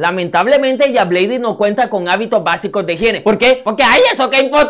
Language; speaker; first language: Spanish; native; Spanish